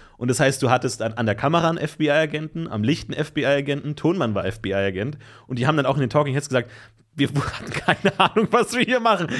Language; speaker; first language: German; native; German